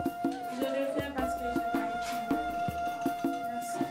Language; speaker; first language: French; non-native, local second language; Haitian Creole